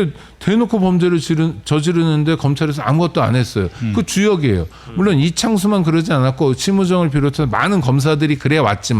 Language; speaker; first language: Korean; native; Korean